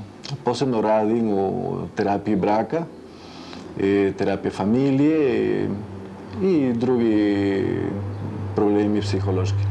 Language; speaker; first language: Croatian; early bilingual, heritage; Croatian